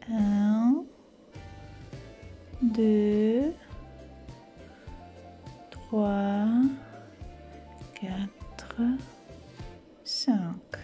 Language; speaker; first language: French; non-native, fluent; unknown